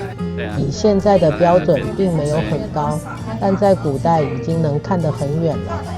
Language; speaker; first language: Chinese; native; Chinese